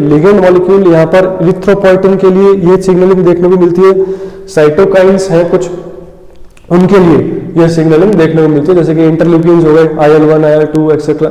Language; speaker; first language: Hindi; native; Hindi